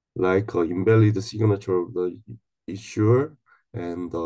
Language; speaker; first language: English; non-native, learner; Korean